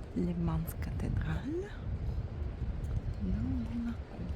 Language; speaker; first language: French; non-native, fluent; Russian